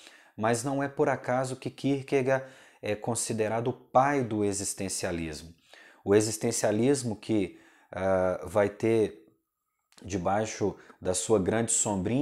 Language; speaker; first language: Portuguese; native; Portuguese